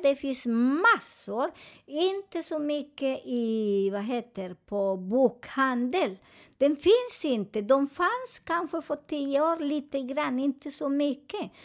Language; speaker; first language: Swedish; non-native, fluent; Spanish